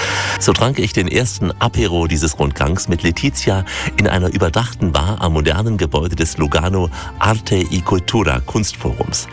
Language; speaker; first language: German; native; German